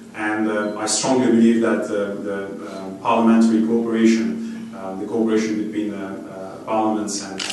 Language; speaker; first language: English; non-native, fluent; Macedonian